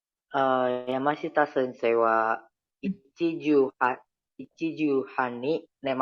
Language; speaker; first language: Japanese; non-native, learner; Indonesian